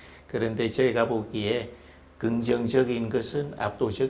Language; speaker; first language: Korean; non-native, fluent; Vietnamese